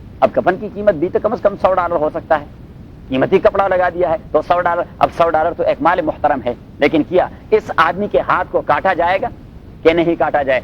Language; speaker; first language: Urdu; non-native, local second language; Pashto